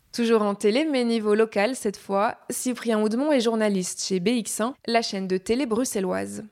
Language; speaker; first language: French; native; French